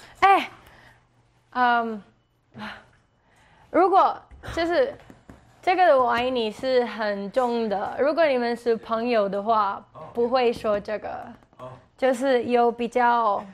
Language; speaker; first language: Chinese; non-native, learner; Spanish